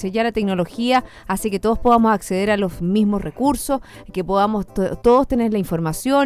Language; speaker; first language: Spanish; native; Spanish